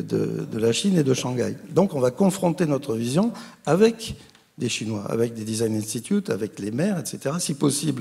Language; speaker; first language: French; native; French